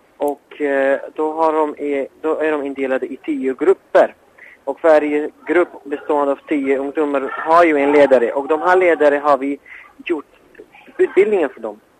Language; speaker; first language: Swedish; non-native, fluent; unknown